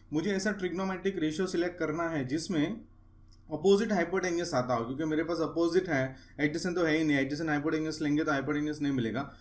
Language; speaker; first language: Hindi; non-native, local second language; Gujarati